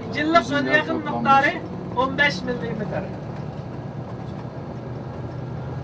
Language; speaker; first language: Turkish; non-native, learner; Uyghur